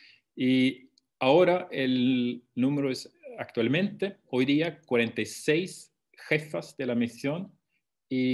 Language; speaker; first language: Spanish; non-native, fluent; Swedish